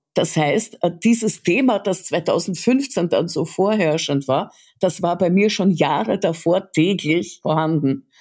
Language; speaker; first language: German; early bilingual, other home language; Russian